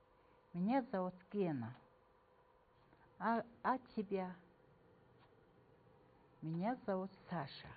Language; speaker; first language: Russian; non-native, fluent; Mongolian